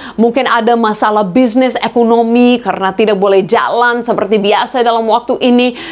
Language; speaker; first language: Indonesian; non-native, fluent; English